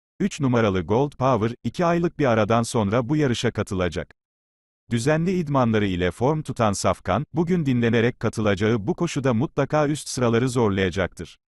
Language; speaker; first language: Turkish; native; Turkish